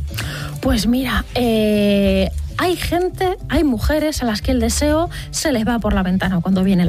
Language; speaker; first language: Spanish; native; Spanish